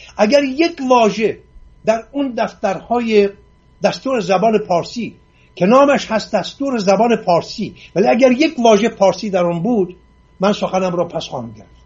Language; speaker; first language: Persian; non-native, local second language; Assyrian Neo-Aramaic